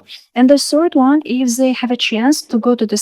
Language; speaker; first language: English; non-native, fluent; Uzbek